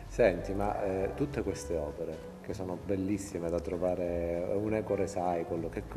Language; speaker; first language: Italian; native; Italian